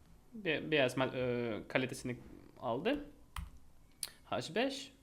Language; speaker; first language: Turkish; non-native, fluent; Russian